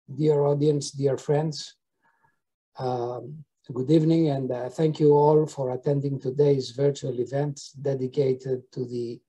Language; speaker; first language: English; non-native, fluent; Greek